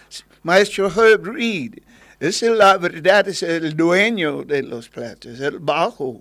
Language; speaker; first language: Spanish; non-native, learner; English